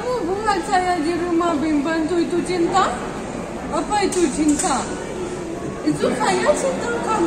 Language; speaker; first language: Indonesian; non-native, learner; Russian